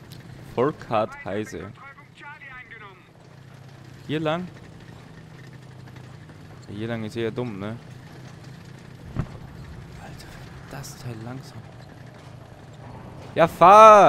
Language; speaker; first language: German; native; German